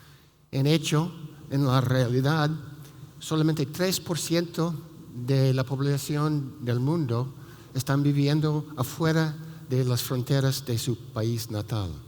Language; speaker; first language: Spanish; non-native, fluent; English